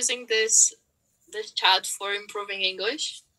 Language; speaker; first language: English; non-native, learner; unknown